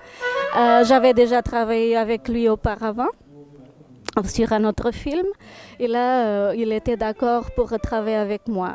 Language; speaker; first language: French; non-native, fluent; Portuguese